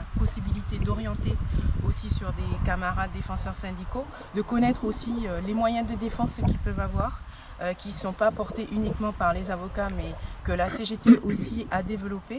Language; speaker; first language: French; native; French